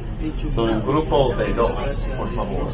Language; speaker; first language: Spanish; non-native, learner; English